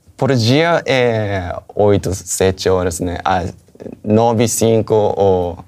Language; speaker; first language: Portuguese; non-native, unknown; Japanese